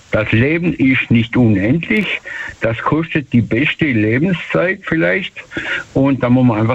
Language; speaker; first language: German; native; German